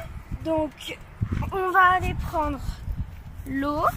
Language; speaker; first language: French; native; French